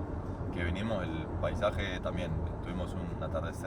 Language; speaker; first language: Spanish; native; Spanish